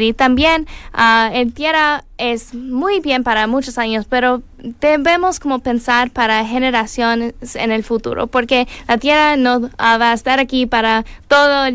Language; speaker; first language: Spanish; non-native, learner; English